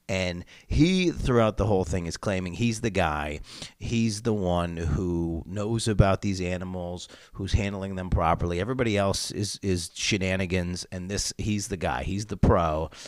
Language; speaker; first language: English; native; English